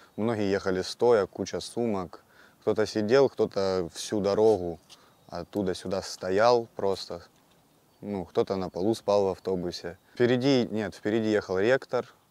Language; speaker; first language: Ukrainian; non-native, local second language; Russian